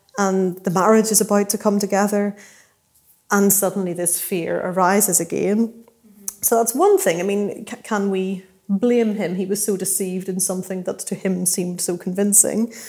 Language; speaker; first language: English; native; English